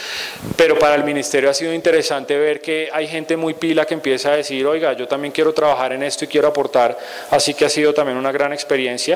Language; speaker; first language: Spanish; native; Spanish